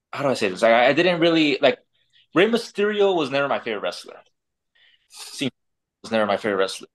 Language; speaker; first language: English; native; English